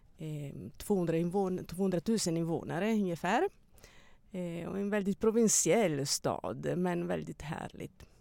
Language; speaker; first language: Swedish; non-native, fluent; Italian